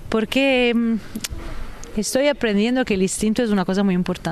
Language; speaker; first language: Spanish; non-native, fluent; Italian